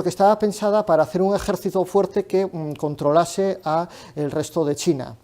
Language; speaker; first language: Spanish; native; Spanish